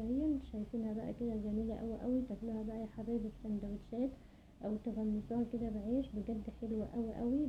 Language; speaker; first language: Arabic; native; Arabic